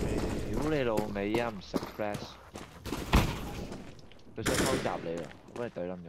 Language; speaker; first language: Cantonese; native; Cantonese